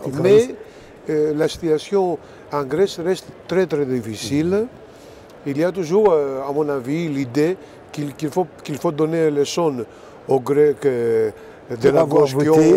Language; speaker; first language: French; non-native, fluent; Greek